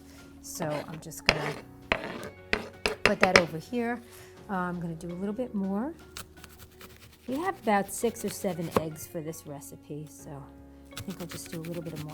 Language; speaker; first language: English; native; English